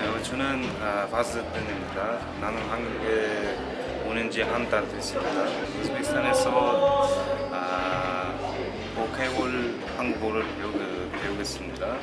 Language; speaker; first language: Korean; non-native, learner; Uzbek